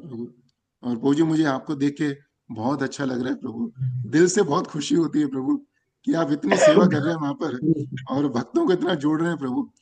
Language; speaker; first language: Hindi; native; Hindi